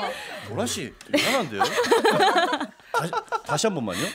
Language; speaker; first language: Korean; native; Korean